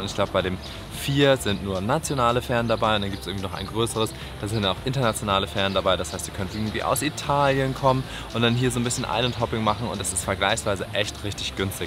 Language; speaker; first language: German; native; German